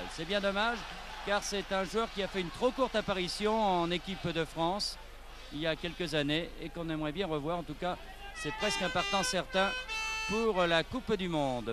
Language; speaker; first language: French; native; French